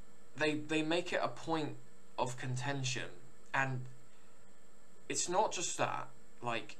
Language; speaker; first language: English; native; English